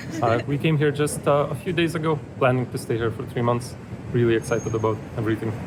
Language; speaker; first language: English; non-native, fluent; Lithuanian